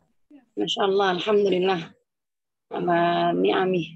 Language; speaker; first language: Arabic; non-native, fluent; Indonesian